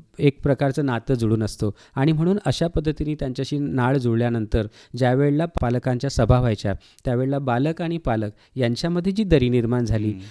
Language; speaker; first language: Marathi; native; Marathi